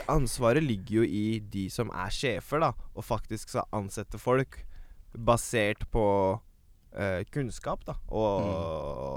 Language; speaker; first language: Norwegian; early bilingual, other home language; Baluchi